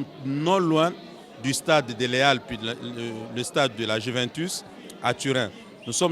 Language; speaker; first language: French; non-native, local second language; Lingala